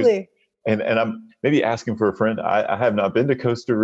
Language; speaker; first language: English; native; English